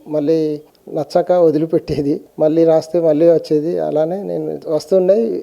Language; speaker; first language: Telugu; native; Telugu